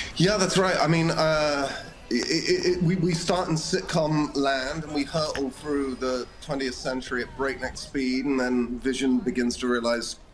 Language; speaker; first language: English; native; English